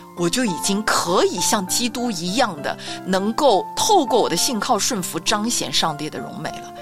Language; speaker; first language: Chinese; native; Chinese